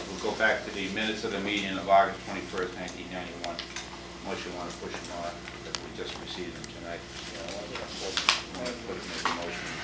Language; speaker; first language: English; native; English